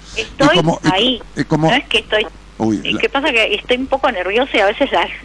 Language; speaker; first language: Spanish; native; Spanish